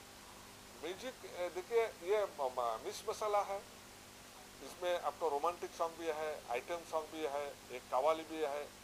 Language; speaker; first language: Hindi; non-native, local second language; Assamese